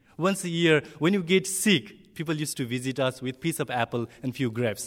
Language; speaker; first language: English; non-native, learner; Nepali